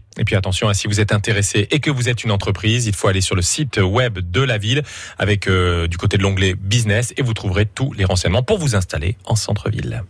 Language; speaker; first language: French; native; French